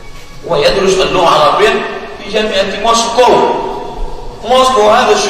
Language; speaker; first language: Arabic; non-native, fluent; Indonesian